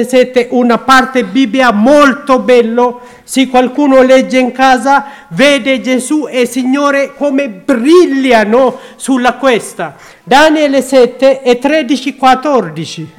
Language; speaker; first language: Italian; non-native, learner; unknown